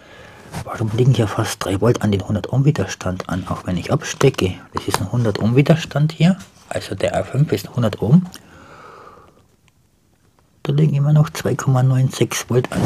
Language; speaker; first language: German; native; German